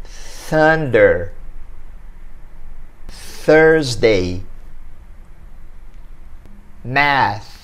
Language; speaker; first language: English; non-native, fluent; Portuguese